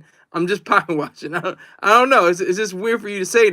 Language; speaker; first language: English; native; English